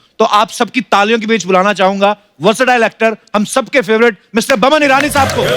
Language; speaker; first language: Hindi; non-native, local second language; Punjabi